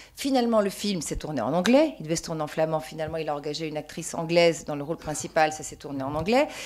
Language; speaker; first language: French; native; French